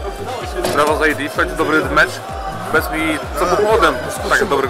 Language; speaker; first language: Polish; native; Polish